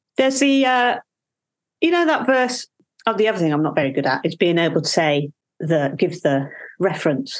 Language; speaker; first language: English; native; English